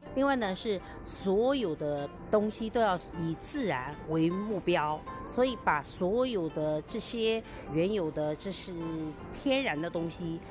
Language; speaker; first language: Chinese; native; Chinese